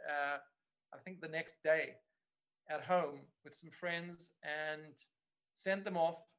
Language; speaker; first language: English; native; English